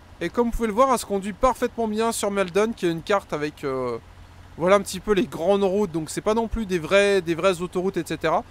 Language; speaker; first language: French; native; French